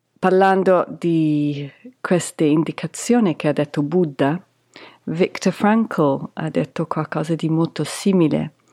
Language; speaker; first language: Italian; non-native, fluent; English